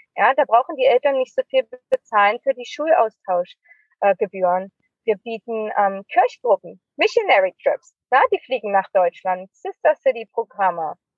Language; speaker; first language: German; native; German